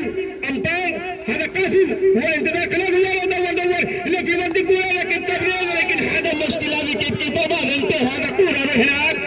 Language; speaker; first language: Arabic; non-native, learner; Hindi